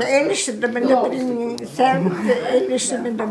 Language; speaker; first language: Hebrew; non-native, fluent; Croatian